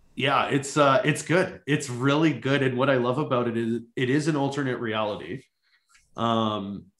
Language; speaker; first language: English; native; English